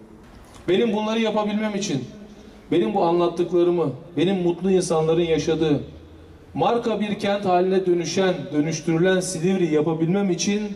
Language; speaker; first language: Turkish; native; Turkish